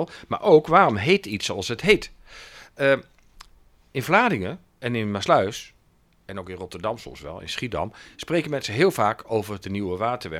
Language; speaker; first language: Dutch; native; Dutch